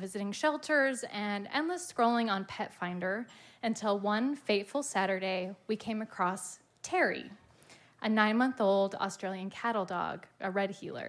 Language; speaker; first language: English; native; English